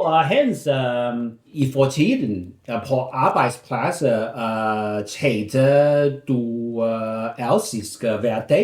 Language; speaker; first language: Danish; non-native, learner; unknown